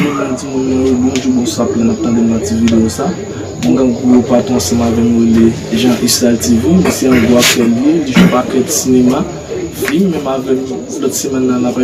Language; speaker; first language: French; non-native, learner; Haitian Creole